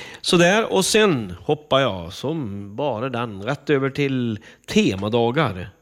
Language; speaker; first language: Swedish; native; Swedish